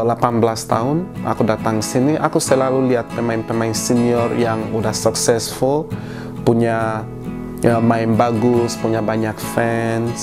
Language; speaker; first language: Indonesian; non-native, fluent; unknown